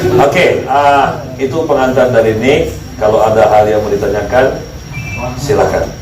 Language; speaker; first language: Indonesian; native; Indonesian